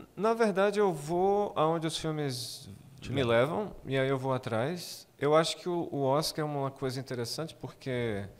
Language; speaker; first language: Portuguese; native; Portuguese